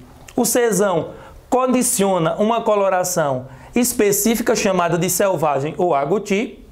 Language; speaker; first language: Portuguese; native; Portuguese